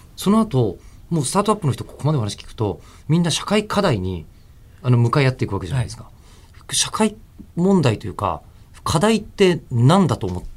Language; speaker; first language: Japanese; native; Japanese